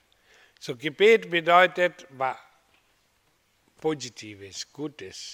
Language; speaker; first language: German; non-native, learner; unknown